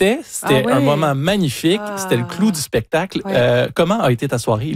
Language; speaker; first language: French; native; French